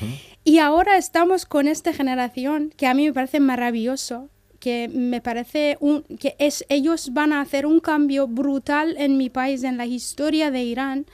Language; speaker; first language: Spanish; non-native, fluent; Persian